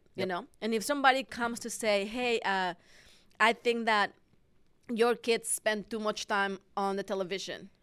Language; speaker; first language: English; non-native, fluent; Spanish